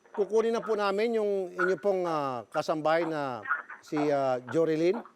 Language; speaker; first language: Filipino; native; Filipino